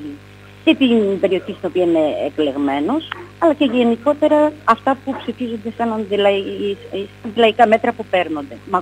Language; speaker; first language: Greek; native; Greek